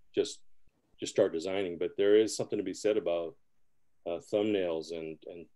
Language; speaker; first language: English; early bilingual, other home language; Spanish